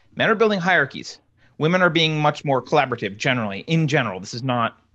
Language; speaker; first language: English; native; English